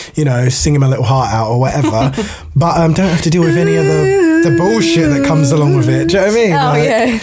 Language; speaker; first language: English; native; English